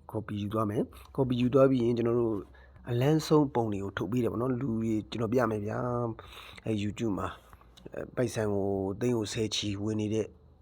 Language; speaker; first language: Burmese; native; Burmese